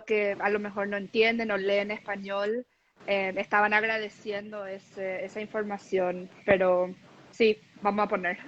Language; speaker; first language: Spanish; early bilingual, heritage; Spanish